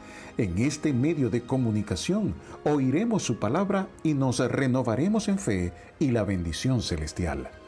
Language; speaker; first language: Spanish; native; Spanish